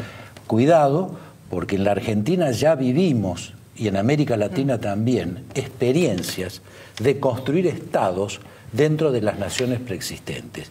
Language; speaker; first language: Spanish; native; Spanish